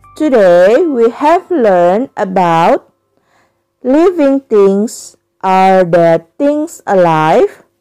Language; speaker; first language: English; non-native, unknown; Indonesian